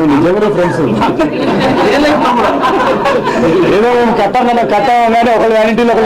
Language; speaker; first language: Telugu; native; Telugu